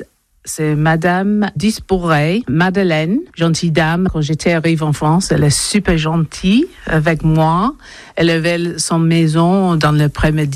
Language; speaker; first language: French; non-native, learner; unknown